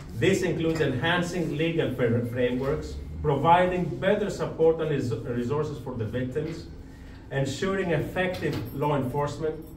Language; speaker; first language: English; non-native, fluent; Greek